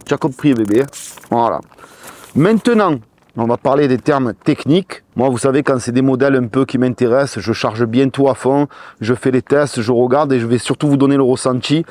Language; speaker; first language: French; native; French